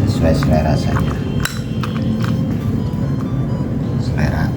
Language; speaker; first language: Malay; non-native, local second language; Sundanese